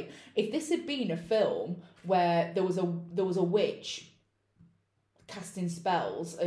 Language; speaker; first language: English; native; English